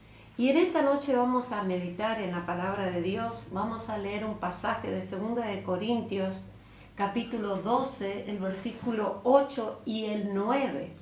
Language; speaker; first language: Spanish; native; Spanish